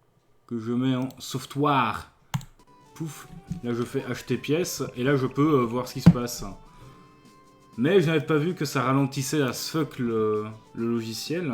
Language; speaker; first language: French; native; French